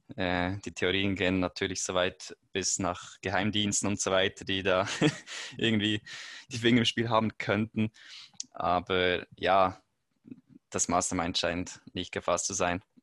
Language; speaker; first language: German; native; German